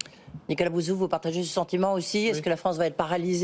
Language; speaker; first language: French; native; French